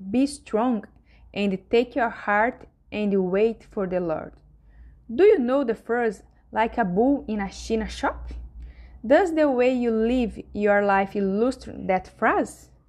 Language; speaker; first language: English; non-native, learner; Portuguese